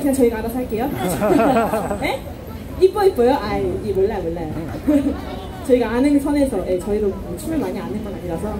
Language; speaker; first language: Korean; non-native, fluent; Japanese